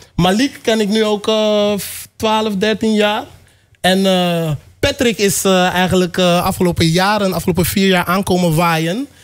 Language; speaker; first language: Dutch; native; Dutch